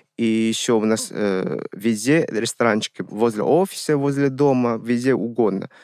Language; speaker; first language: Russian; non-native, fluent; Chinese